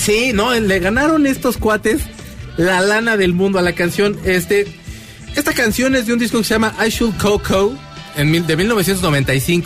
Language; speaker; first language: Spanish; native; Spanish